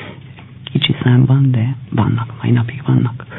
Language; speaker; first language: Hungarian; non-native, fluent; Albanian